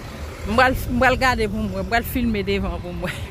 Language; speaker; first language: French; non-native, local second language; Haitian Creole